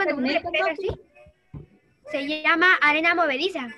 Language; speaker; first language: Spanish; native; Spanish